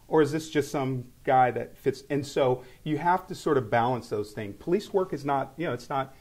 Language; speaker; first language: English; native; English